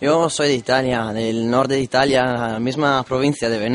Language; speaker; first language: Spanish; non-native, learner; Italian